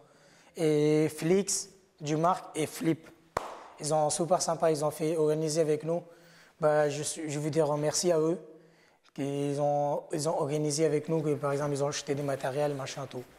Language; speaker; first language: French; non-native, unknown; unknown